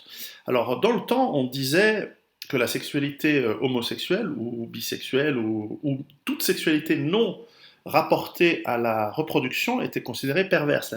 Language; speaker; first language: French; native; French